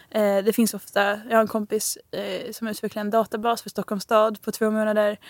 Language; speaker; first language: Swedish; native; Swedish